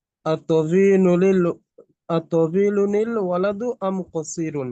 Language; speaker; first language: Arabic; non-native, learner; Bangla